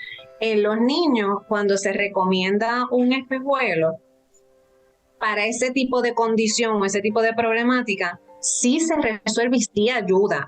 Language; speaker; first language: Spanish; native; Spanish